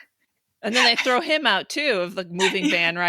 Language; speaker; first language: English; native; English